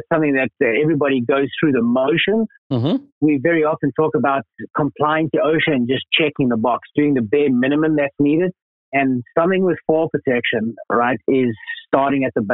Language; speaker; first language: English; native; English